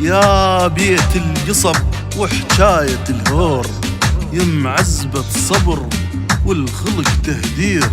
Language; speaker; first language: Arabic; native; Arabic